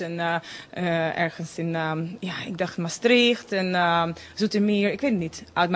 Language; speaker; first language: Dutch; non-native, fluent; Serbian